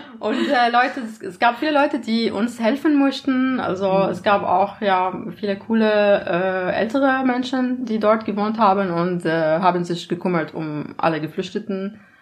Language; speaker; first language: German; non-native, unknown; Arabic